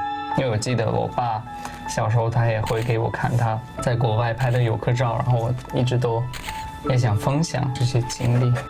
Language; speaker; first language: Chinese; non-native, fluent; Tajik